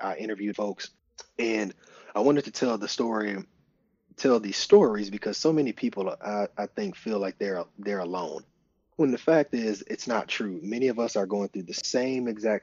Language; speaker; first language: English; native; English